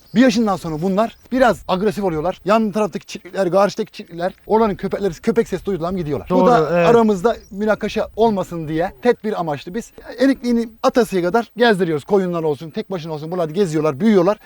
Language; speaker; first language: Turkish; native; Turkish